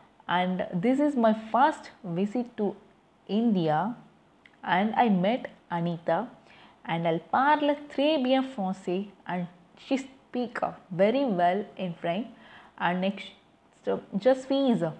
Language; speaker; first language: English; non-native, local second language; Tamil